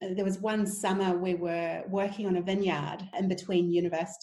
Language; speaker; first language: English; native; English